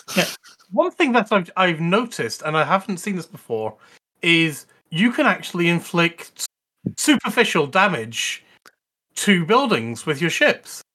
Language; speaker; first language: English; native; English